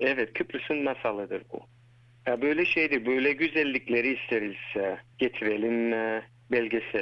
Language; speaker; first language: Turkish; early bilingual, heritage; Turkish